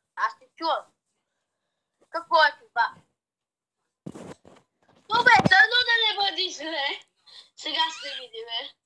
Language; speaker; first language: Bulgarian; early bilingual, heritage; English